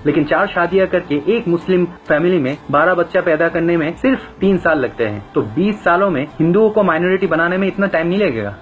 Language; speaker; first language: Hindi; non-native, fluent; Bangla